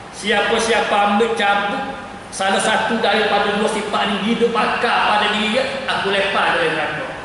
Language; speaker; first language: Malay; native; Malay